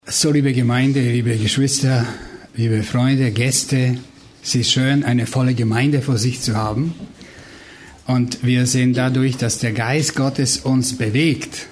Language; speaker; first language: German; non-native, fluent; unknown